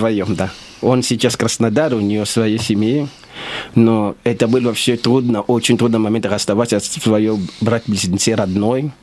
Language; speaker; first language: Russian; non-native, learner; Lingala